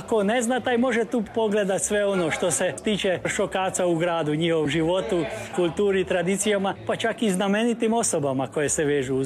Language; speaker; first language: Croatian; early bilingual, heritage; Croatian